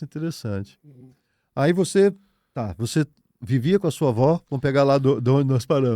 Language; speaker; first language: Portuguese; native; Portuguese